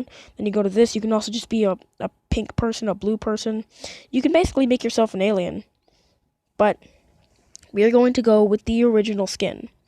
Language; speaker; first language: English; native; English